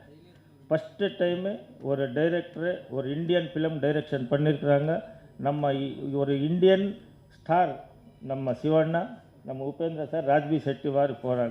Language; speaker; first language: Tamil; non-native, learner; Kannada